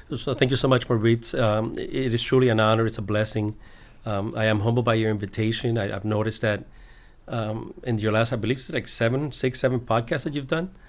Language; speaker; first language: English; early bilingual, other home language; Spanish